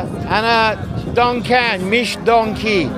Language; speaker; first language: Arabic; non-native, learner; English